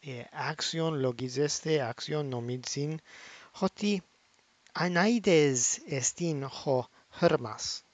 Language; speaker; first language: Greek; non-native, fluent; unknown